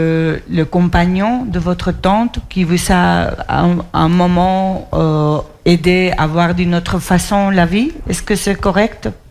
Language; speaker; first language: French; non-native, fluent; Spanish